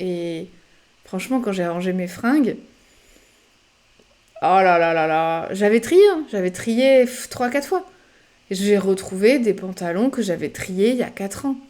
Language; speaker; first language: French; native; French